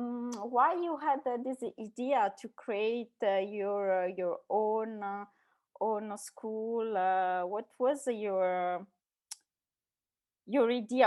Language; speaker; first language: English; non-native, learner; Italian